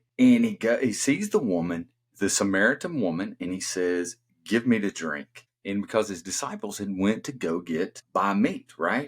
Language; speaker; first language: English; native; English